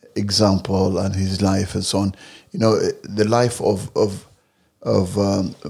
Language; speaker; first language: English; non-native, fluent; Arabic